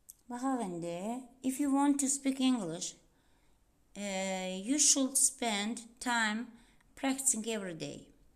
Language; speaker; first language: English; non-native, fluent; Azerbaijani